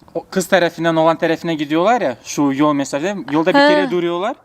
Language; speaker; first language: Turkish; early bilingual, heritage; Turkish